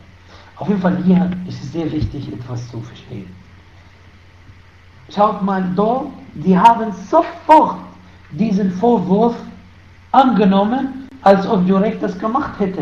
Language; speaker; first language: German; non-native, fluent; Arabic